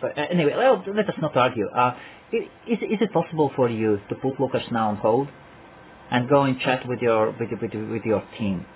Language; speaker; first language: English; non-native, fluent; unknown